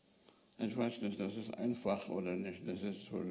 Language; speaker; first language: German; non-native, learner; Arabic